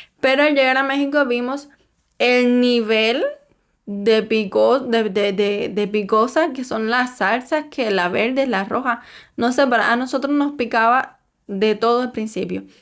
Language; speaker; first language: Spanish; native; Spanish